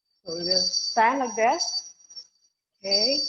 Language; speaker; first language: English; non-native, learner; Indonesian